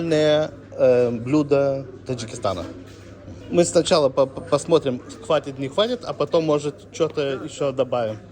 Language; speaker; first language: Russian; non-native, fluent; Lithuanian